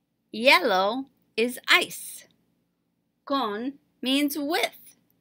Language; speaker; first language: English; native; English